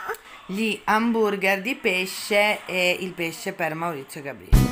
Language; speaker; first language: Italian; native; Italian